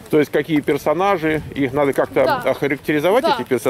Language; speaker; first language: Russian; native; Russian